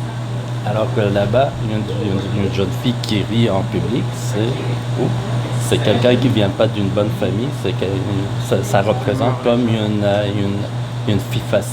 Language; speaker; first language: French; non-native, fluent; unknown